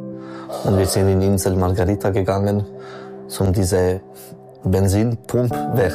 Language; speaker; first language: German; non-native, local second language; French